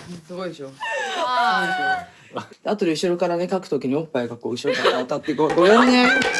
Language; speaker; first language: Japanese; native; Japanese